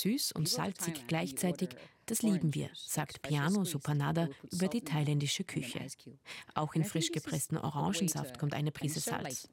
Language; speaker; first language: German; native; German